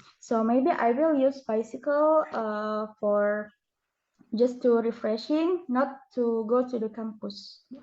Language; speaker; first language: English; non-native, learner; Indonesian